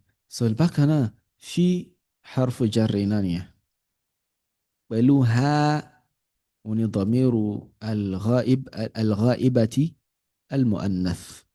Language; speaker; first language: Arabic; non-native, fluent; Yoruba